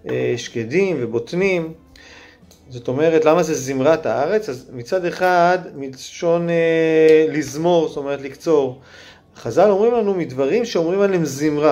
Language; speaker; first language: Hebrew; native; Hebrew